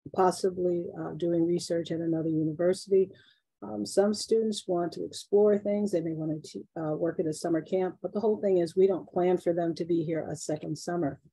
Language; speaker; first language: English; native; English